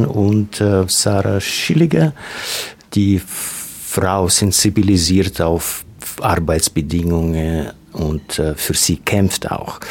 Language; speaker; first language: German; non-native, fluent; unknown